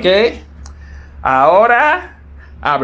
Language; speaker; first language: Spanish; non-native, learner; English